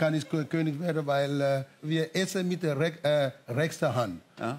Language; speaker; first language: German; non-native, fluent; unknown